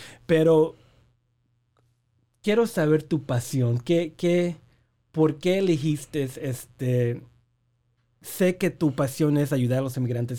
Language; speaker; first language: Spanish; early bilingual, heritage; Spanish